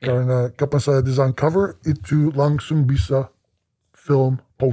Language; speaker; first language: Indonesian; non-native, learner; English